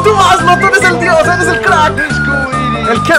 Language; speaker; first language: Spanish; early bilingual, heritage; Spanish